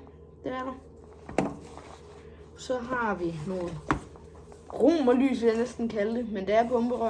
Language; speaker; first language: Danish; native; Danish